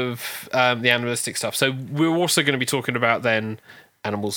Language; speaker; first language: English; native; English